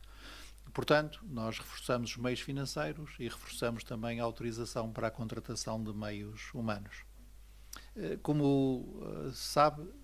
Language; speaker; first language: Portuguese; native; Portuguese